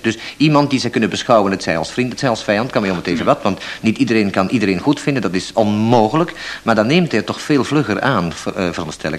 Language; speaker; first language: Dutch; native; Dutch